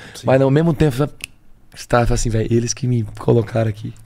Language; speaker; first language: Portuguese; native; Portuguese